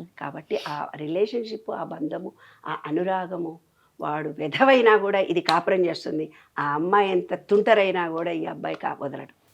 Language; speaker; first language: Telugu; native; Telugu